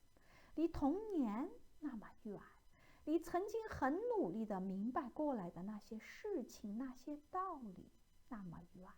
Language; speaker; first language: Chinese; native; Chinese